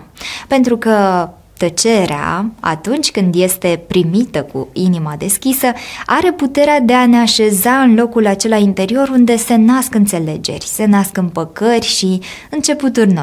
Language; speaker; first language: Romanian; native; Romanian